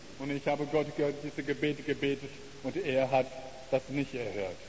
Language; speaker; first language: German; non-native, learner; Chinese